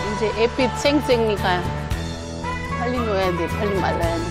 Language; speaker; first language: Korean; non-native, learner; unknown